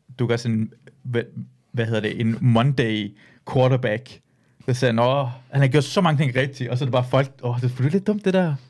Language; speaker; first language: Danish; early bilingual, other home language; Persian